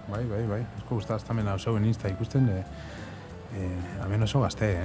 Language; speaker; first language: Basque; native; Basque